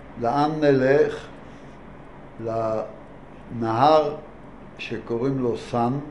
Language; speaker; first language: Hebrew; non-native, fluent; Yiddish